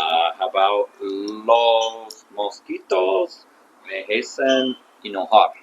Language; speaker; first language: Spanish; non-native, learner; English